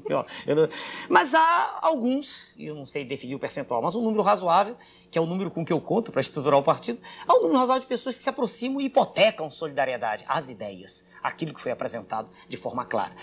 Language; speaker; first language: Portuguese; native; Portuguese